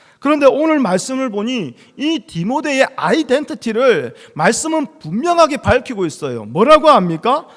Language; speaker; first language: Korean; native; Korean